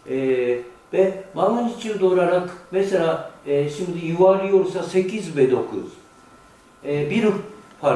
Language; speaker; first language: Turkish; non-native, fluent; Japanese